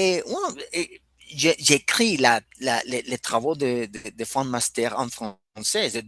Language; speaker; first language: French; non-native, fluent; Spanish